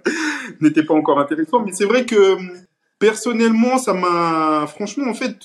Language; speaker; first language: French; early bilingual, other home language; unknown